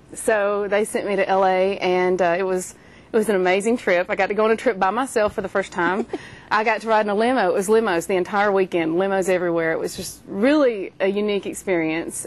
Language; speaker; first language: English; native; English